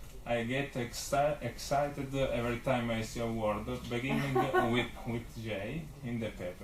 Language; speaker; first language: English; non-native, learner; Italian